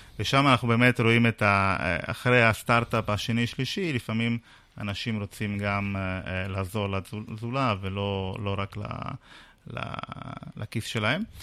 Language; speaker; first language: Hebrew; non-native, fluent; Italian